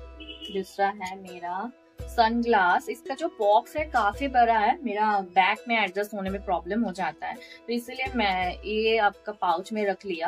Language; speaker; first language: Hindi; non-native, local second language; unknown